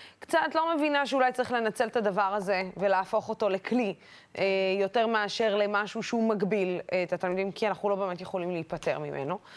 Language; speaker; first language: Hebrew; non-native, local second language; Arabic